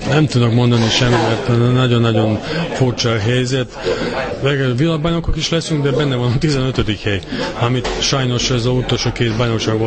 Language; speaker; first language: Hungarian; non-native, fluent; Serbian